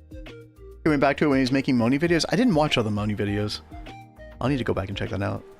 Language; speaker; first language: English; native; English